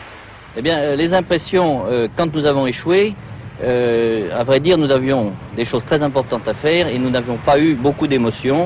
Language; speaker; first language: French; native; French